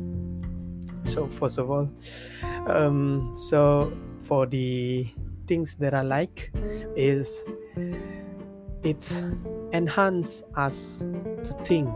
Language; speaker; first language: English; non-native, local second language; Malay